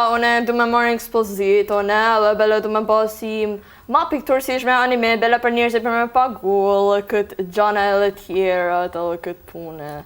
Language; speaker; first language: Albanian; early bilingual, heritage; Albanian